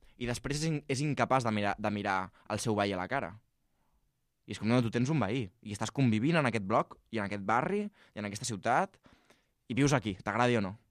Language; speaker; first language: Catalan; native; Catalan